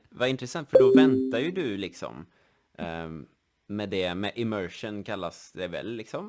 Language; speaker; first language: Swedish; native; Swedish